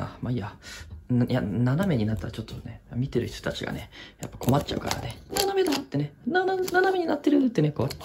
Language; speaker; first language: Japanese; native; Japanese